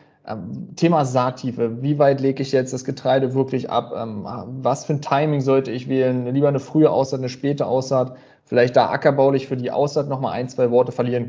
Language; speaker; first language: German; native; German